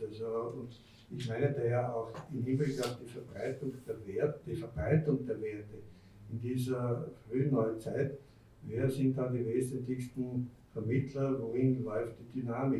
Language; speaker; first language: German; native; German